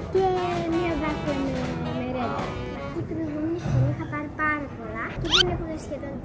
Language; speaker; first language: Greek; early bilingual, heritage; Greek